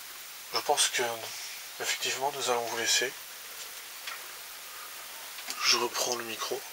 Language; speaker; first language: French; native; French